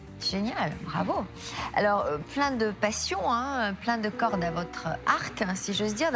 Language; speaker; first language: French; native; French